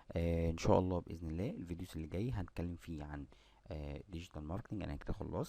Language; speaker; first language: Arabic; native; Arabic